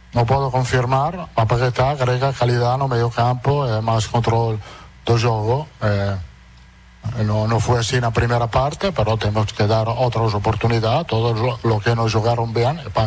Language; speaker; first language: Portuguese; non-native, fluent; Italian